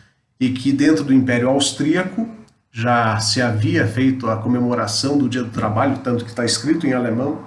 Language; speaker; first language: Portuguese; native; Portuguese